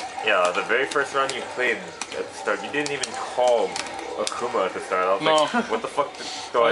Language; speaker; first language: English; native; English